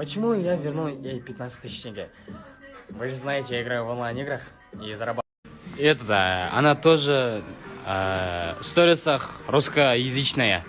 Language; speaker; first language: Russian; non-native, local second language; Kazakh